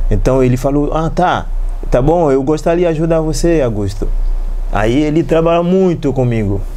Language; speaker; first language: Portuguese; non-native, learner; Haitian Creole